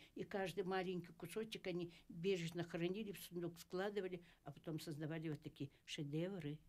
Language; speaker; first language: Russian; native; Russian